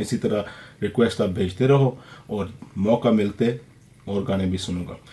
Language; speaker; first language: Urdu; early bilingual, other home language; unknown